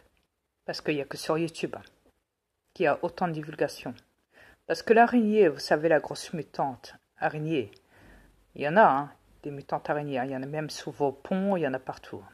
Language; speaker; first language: French; native; French